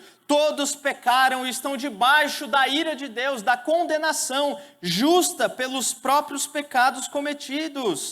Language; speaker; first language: Portuguese; native; Portuguese